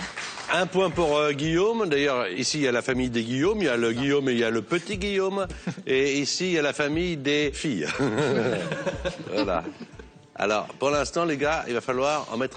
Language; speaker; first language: French; native; French